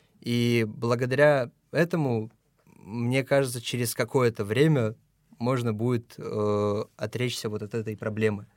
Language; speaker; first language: Russian; non-native, local second language; Tajik